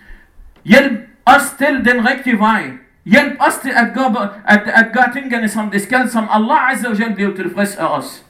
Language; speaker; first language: Danish; non-native, fluent; Arabic